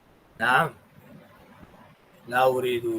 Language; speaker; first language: Arabic; non-native, fluent; Tamil